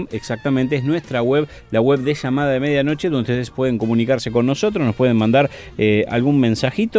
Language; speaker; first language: Spanish; native; Spanish